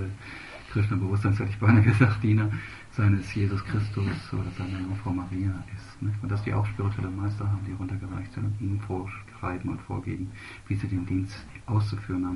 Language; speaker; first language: German; native; German